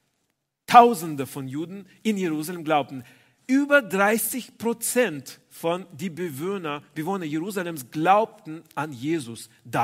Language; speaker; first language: German; non-native, fluent; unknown